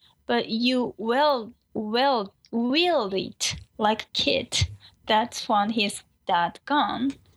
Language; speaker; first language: English; non-native, learner; Japanese